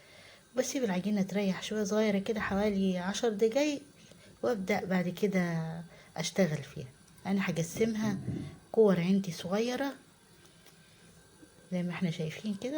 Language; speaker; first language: Arabic; native; Arabic